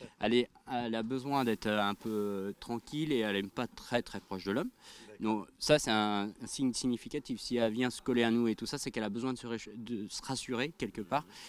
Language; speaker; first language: French; native; French